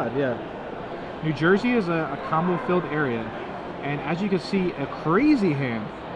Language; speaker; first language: English; native; English